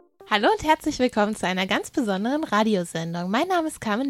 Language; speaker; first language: German; native; German